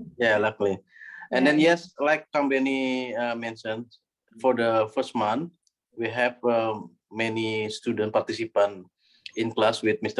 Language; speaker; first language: English; non-native, learner; Indonesian